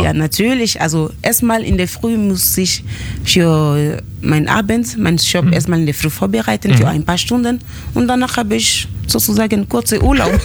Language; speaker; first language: German; non-native, fluent; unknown